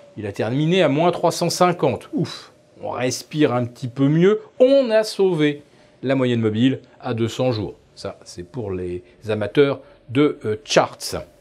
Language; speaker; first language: French; native; French